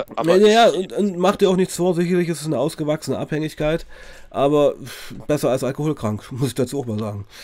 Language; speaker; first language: German; native; German